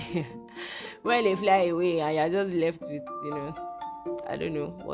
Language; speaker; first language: English; non-native, local second language; Yoruba